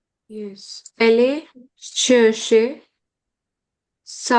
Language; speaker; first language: French; non-native, learner; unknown